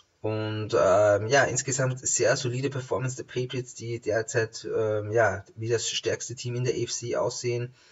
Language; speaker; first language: German; native; German